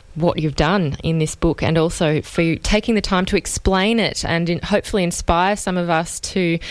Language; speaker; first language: English; native; English